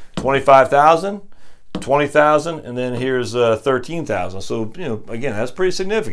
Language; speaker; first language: English; native; English